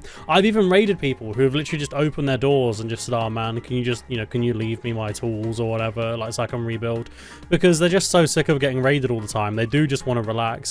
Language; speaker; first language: English; native; English